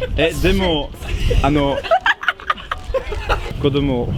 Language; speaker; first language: Japanese; non-native, fluent; French